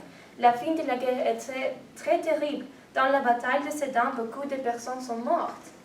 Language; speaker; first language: French; non-native, learner; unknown